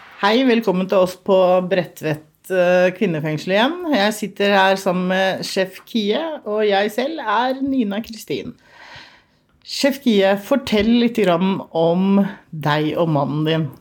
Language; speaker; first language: Norwegian; native; Norwegian